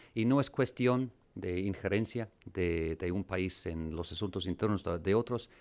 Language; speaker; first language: Spanish; non-native, fluent; English